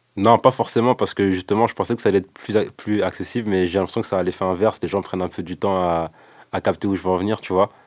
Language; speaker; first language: French; early bilingual, other home language; Lingala